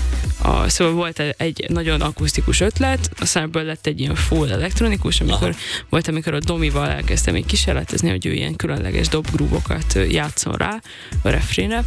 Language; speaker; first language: Hungarian; native; Hungarian